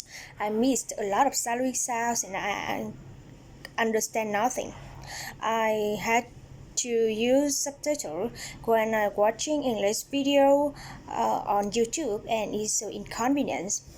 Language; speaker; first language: English; non-native, learner; Vietnamese